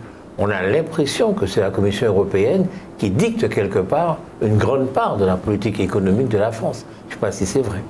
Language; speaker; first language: French; native; French